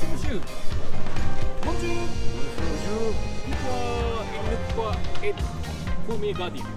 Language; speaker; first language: French; non-native, learner; Japanese